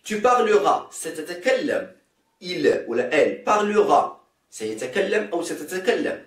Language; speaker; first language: French; non-native, local second language; Arabic